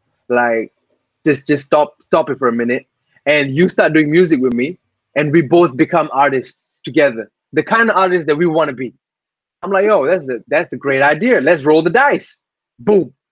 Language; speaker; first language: English; non-native, local second language; Tamil